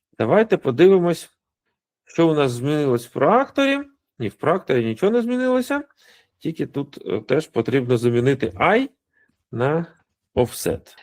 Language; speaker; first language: Ukrainian; non-native, local second language; Russian